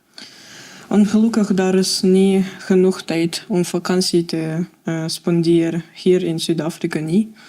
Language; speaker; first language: Afrikaans; non-native, fluent; Russian